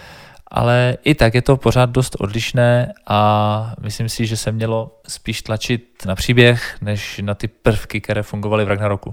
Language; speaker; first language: Czech; native; Czech